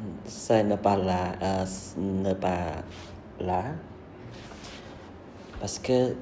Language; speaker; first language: French; non-native, learner; Khmer